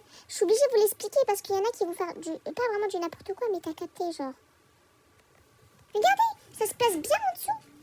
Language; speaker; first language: French; native; French